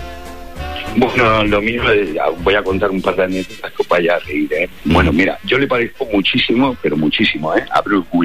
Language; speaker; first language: Spanish; native; Spanish